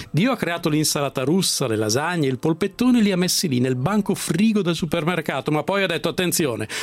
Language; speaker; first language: Italian; native; Italian